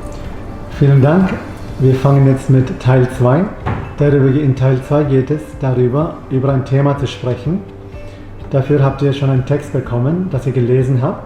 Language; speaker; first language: German; non-native, fluent; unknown